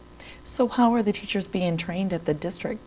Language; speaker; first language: English; native; English